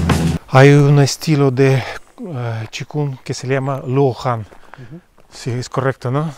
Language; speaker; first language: Spanish; non-native, fluent; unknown